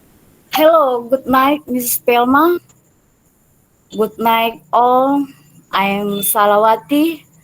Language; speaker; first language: English; non-native, learner; Indonesian